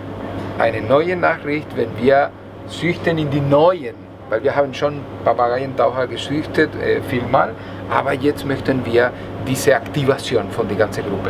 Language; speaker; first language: German; non-native, learner; Spanish